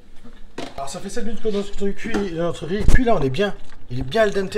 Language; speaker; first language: French; native; French